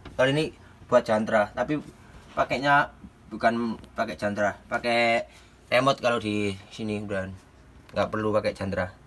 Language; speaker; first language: Indonesian; native; Indonesian